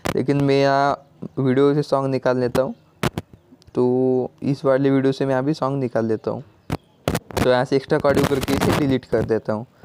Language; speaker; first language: Hindi; non-native, local second language; Marathi